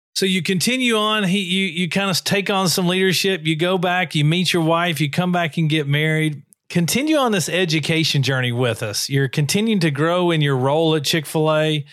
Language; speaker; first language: English; native; English